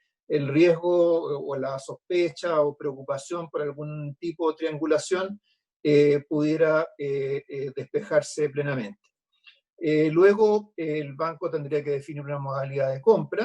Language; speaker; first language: Spanish; native; Spanish